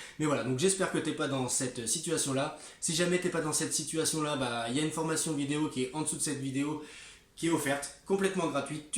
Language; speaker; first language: French; native; French